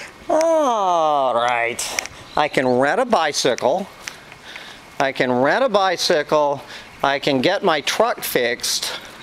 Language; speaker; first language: English; native; English